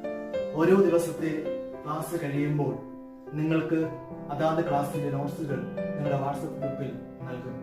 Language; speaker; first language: Malayalam; native; Malayalam